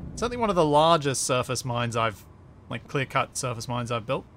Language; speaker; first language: English; native; English